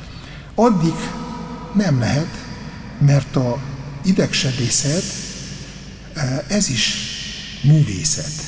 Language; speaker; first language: Hungarian; non-native, fluent; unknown